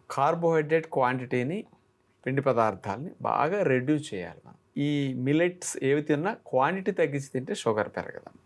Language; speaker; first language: Telugu; native; Telugu